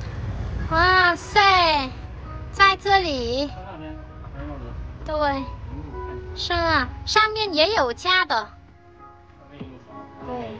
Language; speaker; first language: Chinese; non-native, fluent; Vietnamese